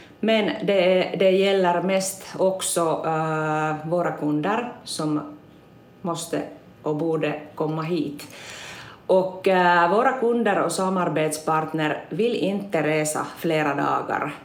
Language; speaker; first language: Swedish; non-native, local second language; Finnish